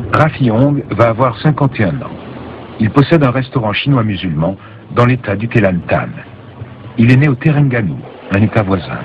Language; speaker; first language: French; native; French